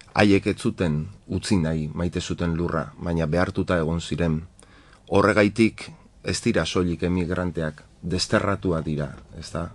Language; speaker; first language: Basque; non-native, local second language; Spanish